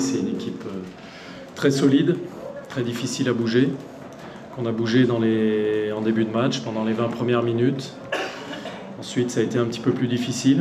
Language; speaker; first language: French; native; French